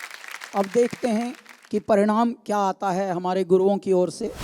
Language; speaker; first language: Hindi; native; Hindi